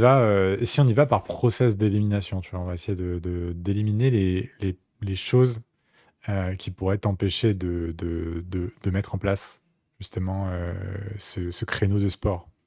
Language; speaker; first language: French; native; French